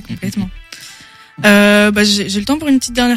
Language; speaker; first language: French; native; French